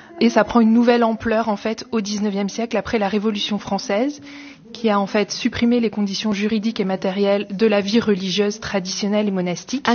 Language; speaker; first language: French; native; French